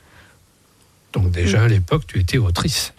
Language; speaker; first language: French; native; French